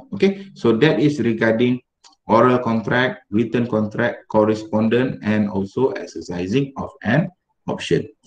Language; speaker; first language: English; non-native, local second language; Malay